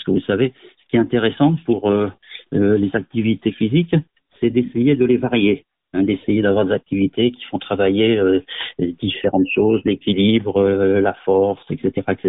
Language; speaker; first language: French; native; French